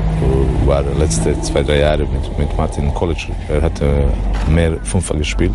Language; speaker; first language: German; non-native, learner; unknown